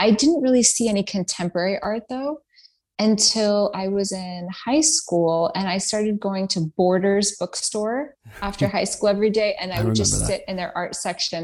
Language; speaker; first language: English; early bilingual, other home language; Persian